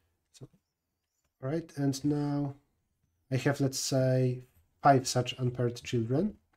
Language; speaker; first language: English; non-native, fluent; Polish